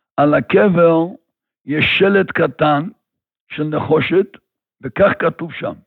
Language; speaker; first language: Hebrew; native; Hebrew